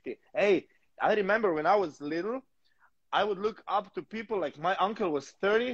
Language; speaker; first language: English; non-native, fluent; Slovenian